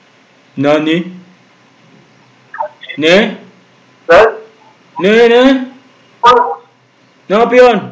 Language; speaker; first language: Turkish; non-native, learner; Indonesian